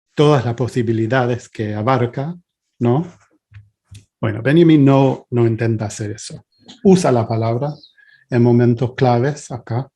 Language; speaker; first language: Spanish; non-native, fluent; English